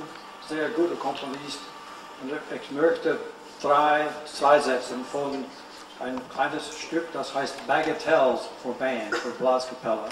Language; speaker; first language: German; non-native, learner; English